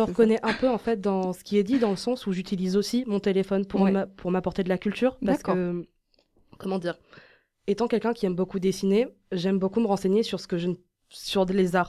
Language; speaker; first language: French; native; French